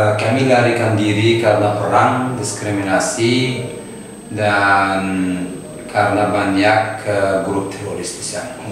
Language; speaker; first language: Indonesian; non-native, fluent; Persian